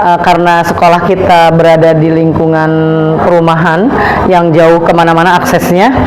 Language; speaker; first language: Indonesian; native; Indonesian